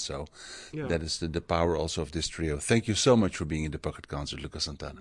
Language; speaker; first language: English; non-native, fluent; Dutch